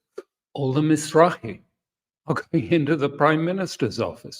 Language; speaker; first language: English; native; English